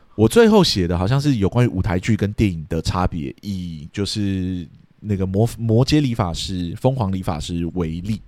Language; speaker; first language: Chinese; early bilingual, heritage; Chinese